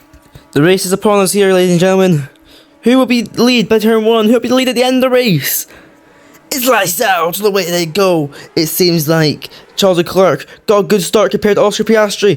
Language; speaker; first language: English; native; English